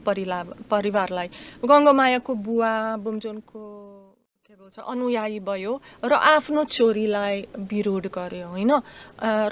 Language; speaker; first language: Nepali; non-native, fluent; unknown